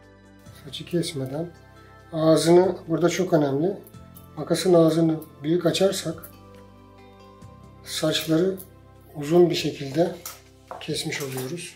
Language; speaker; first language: Turkish; native; Turkish